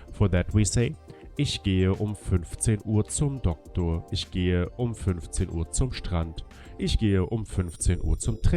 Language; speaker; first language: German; non-native, fluent; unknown